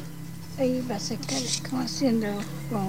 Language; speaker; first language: Spanish; non-native, local second language; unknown